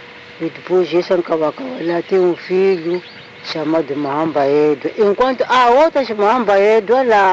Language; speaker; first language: Portuguese; non-native, local second language; Tsonga